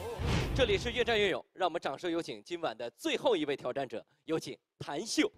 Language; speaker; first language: Chinese; native; Chinese